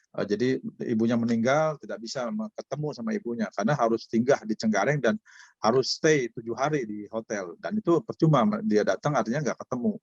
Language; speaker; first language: Indonesian; native; Indonesian